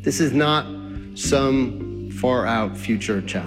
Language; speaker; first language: English; native; English